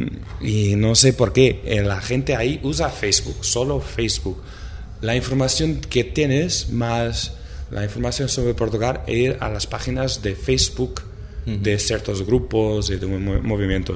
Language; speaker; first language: Spanish; non-native, fluent; Portuguese